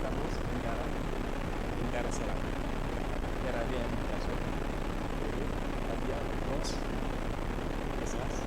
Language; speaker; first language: Spanish; non-native, fluent; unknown